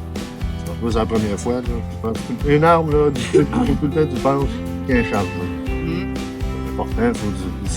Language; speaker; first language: French; native; French